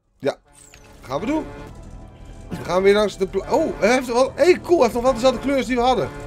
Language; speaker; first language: Dutch; native; Dutch